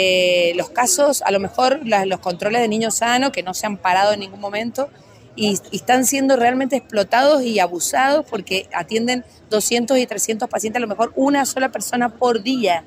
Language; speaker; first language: Spanish; native; Spanish